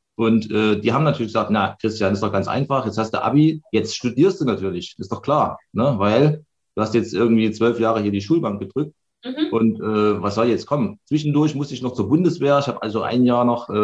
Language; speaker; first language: German; native; German